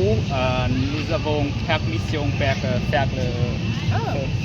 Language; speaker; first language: French; non-native, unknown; Vietnamese